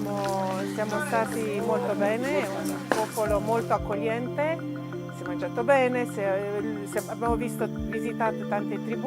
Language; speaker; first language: Italian; non-native, fluent; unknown